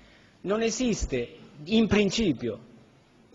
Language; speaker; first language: Italian; native; Italian